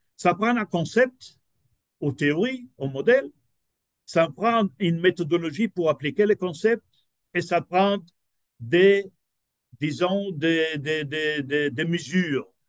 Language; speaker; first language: French; non-native, fluent; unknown